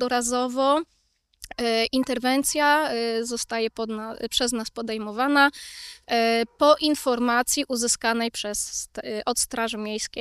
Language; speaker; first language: Polish; native; Polish